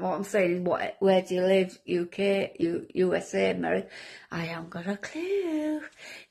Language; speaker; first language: English; native; English